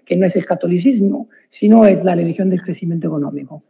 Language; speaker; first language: Spanish; non-native, fluent; Italian